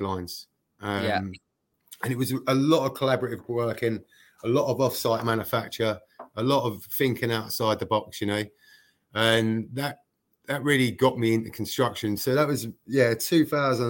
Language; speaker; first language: English; native; English